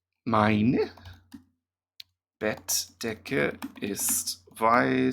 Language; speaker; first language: German; non-native, fluent; English